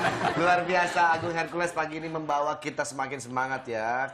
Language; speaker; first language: Indonesian; native; Indonesian